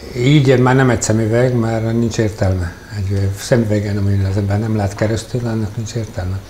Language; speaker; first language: Hungarian; early bilingual, heritage; Hungarian